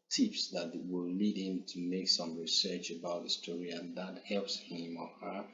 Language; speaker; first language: English; non-native, local second language; Yoruba